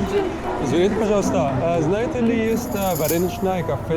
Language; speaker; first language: Russian; non-native, learner; Arabic